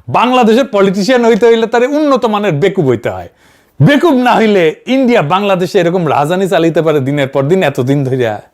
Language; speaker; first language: Bangla; native; Bangla